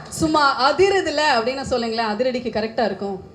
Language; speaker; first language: Tamil; native; Tamil